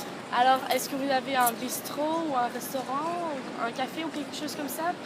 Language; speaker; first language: French; non-native, learner; Dutch